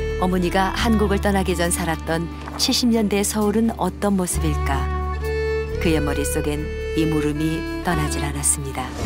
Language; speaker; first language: Korean; native; Korean